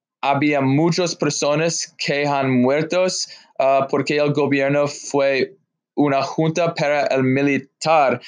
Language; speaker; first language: Spanish; non-native, learner; English